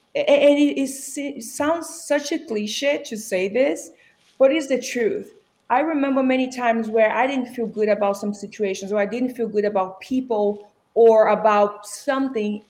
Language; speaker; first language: English; non-native, fluent; Portuguese